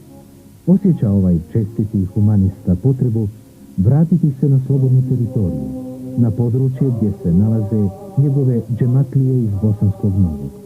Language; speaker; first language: Bosnian; native; Bosnian